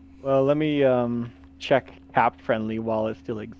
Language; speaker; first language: English; native; English